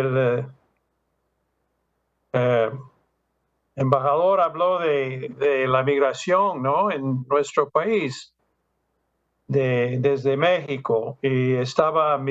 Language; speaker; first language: Spanish; non-native, fluent; English